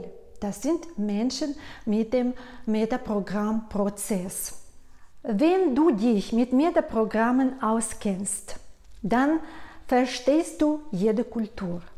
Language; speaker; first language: German; non-native, fluent; Russian